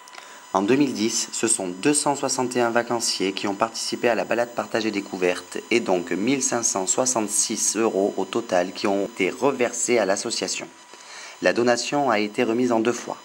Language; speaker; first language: French; native; French